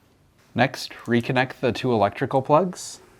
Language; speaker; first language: English; native; English